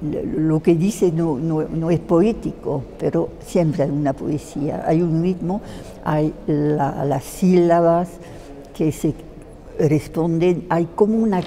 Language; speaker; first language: Spanish; non-native, fluent; French